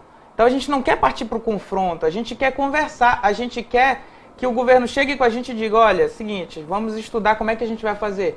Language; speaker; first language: Portuguese; native; Portuguese